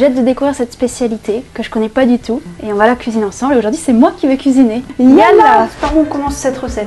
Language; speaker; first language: French; native; French